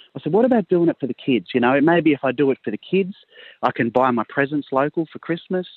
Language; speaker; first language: English; native; English